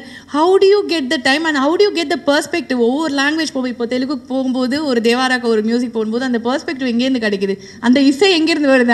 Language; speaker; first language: Tamil; native; Tamil